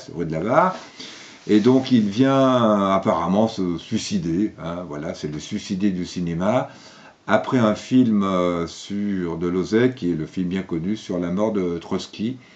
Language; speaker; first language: French; native; French